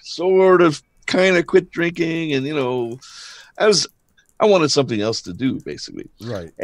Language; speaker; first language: English; native; English